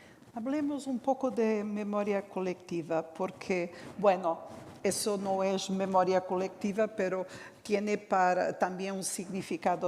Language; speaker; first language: Spanish; non-native, fluent; Portuguese